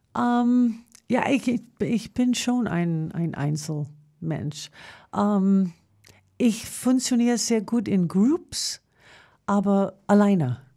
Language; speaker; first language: German; non-native, fluent; English